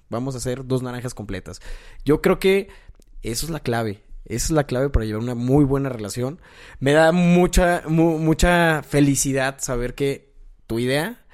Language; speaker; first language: Spanish; native; Spanish